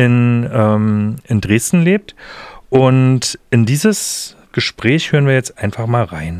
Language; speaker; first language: German; native; German